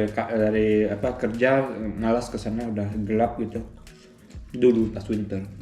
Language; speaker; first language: Indonesian; early bilingual, heritage; German